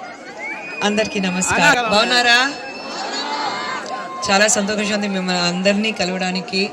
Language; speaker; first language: Telugu; non-native, fluent; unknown